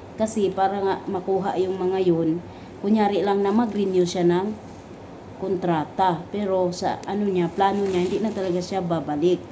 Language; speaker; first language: Filipino; non-native, local second language; Cebuano